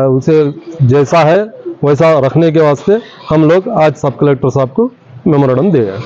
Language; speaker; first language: Hindi; non-native, local second language; Urdu